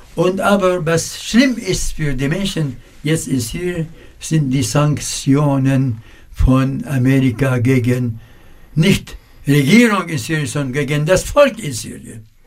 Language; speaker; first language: German; non-native, fluent; Arabic